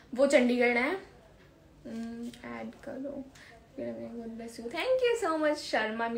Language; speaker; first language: Hindi; native; Hindi